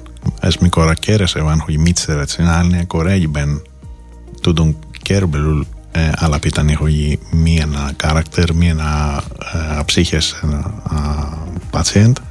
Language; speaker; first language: Hungarian; non-native, fluent; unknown